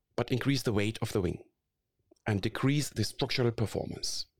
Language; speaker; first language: English; non-native, fluent; Arabic